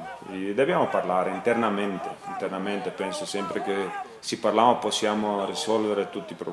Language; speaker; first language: Italian; non-native, learner; Croatian